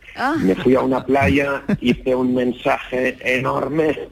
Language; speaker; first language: Spanish; native; Spanish